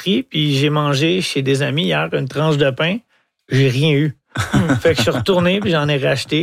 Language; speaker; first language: French; native; French